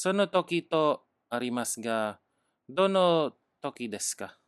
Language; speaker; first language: Japanese; non-native, learner; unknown